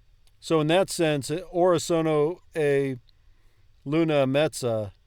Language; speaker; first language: Italian; non-native, learner; English